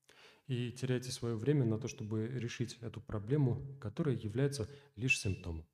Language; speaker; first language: Russian; native; Russian